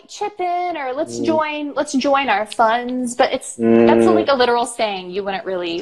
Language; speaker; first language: English; native; English